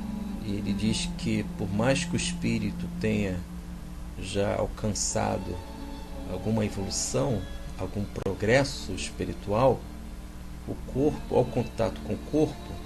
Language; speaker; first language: Portuguese; native; Portuguese